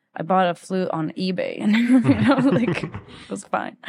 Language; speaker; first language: English; early bilingual, other home language; Spanish